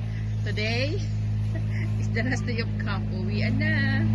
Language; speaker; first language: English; non-native, fluent; Filipino